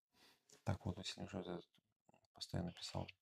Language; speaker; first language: Russian; native; Russian